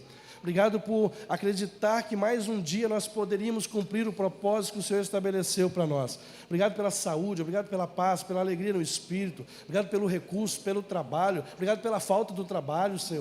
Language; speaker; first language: Portuguese; native; Portuguese